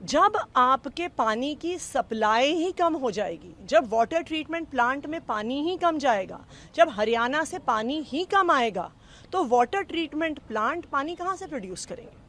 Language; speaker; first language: Hindi; native; Hindi